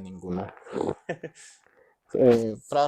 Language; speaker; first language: Spanish; native; Spanish